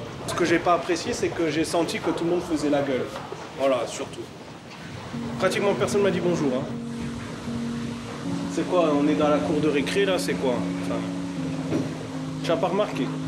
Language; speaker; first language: French; native; French